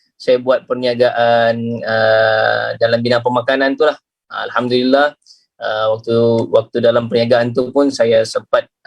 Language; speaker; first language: Malay; native; Malay